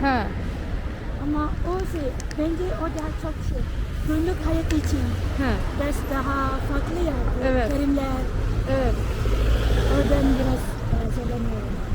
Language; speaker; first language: Turkish; non-native, learner; Malay